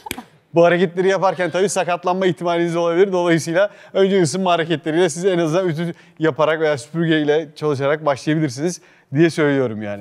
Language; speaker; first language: Turkish; native; Turkish